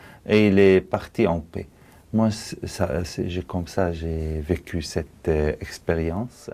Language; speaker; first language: French; non-native, fluent; Arabic